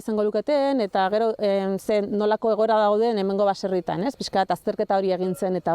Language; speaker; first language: Basque; native; Basque